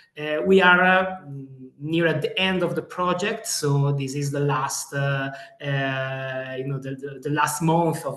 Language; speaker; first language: English; non-native, fluent; Italian